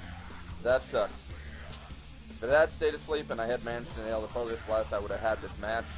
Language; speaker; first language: English; native; English